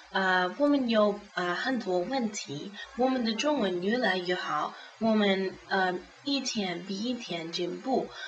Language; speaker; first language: Chinese; non-native, learner; English